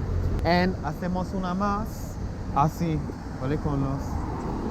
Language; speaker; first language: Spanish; non-native, learner; English